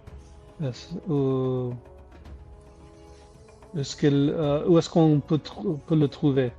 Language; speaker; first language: French; non-native, learner; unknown